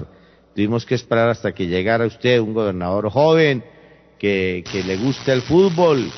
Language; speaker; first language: Spanish; native; Spanish